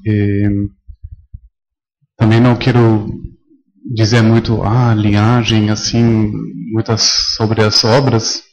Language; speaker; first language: Portuguese; non-native, fluent; German